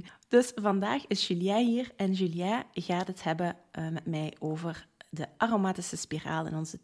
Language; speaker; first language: Dutch; native; Dutch